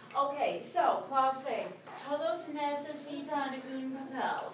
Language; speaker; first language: Spanish; non-native, fluent; English